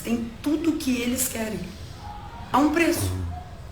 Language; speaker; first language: Portuguese; native; Portuguese